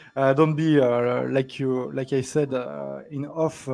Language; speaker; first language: English; non-native, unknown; French